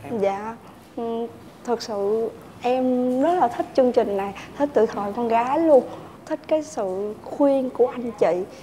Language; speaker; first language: Vietnamese; native; Vietnamese